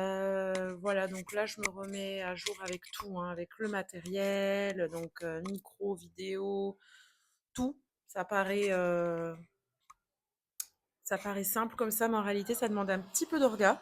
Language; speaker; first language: French; native; French